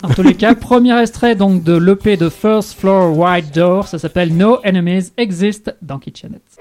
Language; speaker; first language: French; native; French